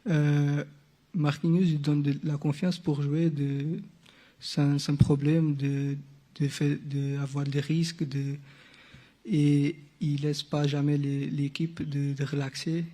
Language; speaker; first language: French; non-native, local second language; Portuguese